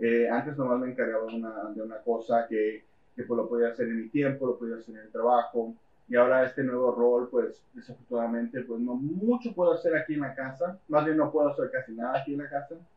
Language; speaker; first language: Spanish; early bilingual, heritage; Spanish